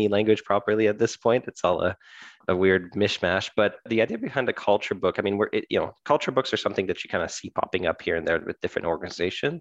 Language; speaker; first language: English; early bilingual, other home language; French